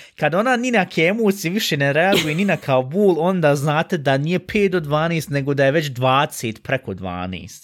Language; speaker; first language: Bosnian; early bilingual, heritage; Bosnian